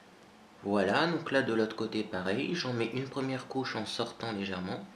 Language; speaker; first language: French; native; French